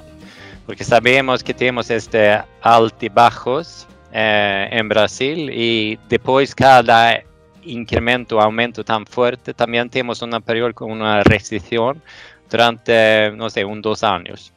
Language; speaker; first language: Portuguese; non-native, fluent; Swedish